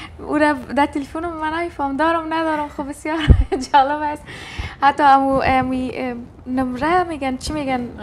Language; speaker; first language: Persian; non-native, local second language; Turkmen